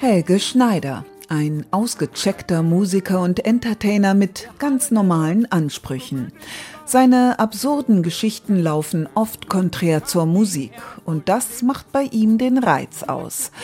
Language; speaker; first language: German; native; German